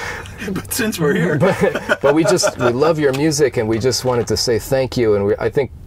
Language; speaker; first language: English; native; English